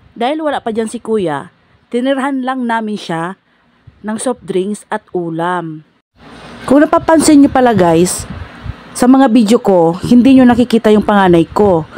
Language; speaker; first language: Filipino; non-native, local second language; Bikol